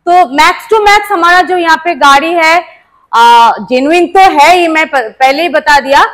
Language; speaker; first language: Hindi; non-native, local second language; Bangla